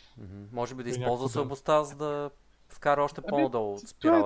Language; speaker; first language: Bulgarian; native; Bulgarian